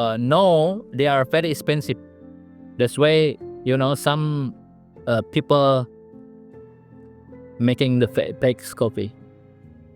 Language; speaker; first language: English; non-native, learner; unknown